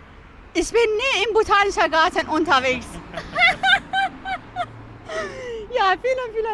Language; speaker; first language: German; non-native, fluent; Persian